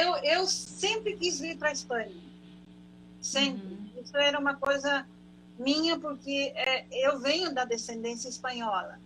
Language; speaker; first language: Portuguese; native; Portuguese